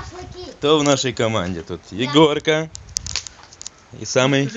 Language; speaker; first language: Russian; native; Russian